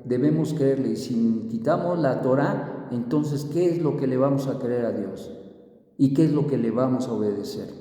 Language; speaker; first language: Spanish; native; Spanish